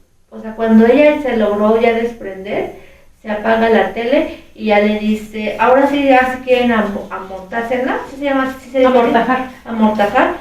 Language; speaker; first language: Spanish; native; Spanish